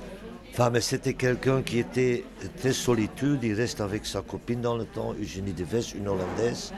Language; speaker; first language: French; non-native, local second language; Dutch